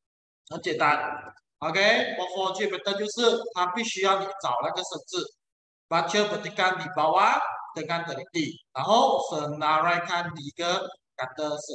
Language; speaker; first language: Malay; non-native, local second language; Chinese